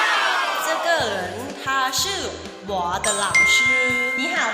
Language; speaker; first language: Chinese; non-native, learner; Lao